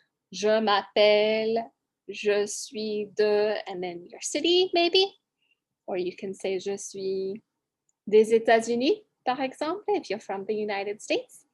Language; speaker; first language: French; non-native, fluent; English